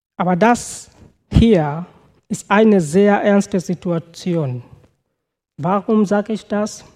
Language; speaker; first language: German; non-native, fluent; Swahili